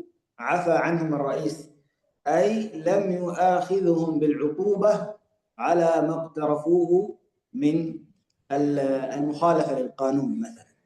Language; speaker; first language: Arabic; native; Arabic